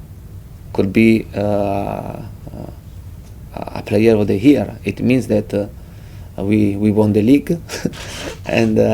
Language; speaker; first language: English; non-native, fluent; Italian